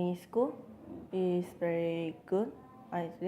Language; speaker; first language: English; non-native, learner; Korean